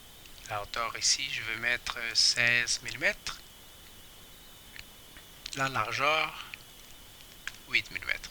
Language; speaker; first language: French; non-native, fluent; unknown